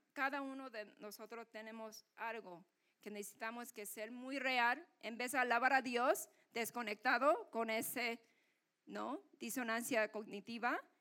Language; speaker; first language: Spanish; non-native, fluent; Korean